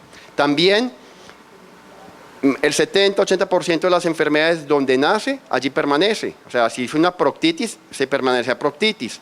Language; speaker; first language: Spanish; native; Spanish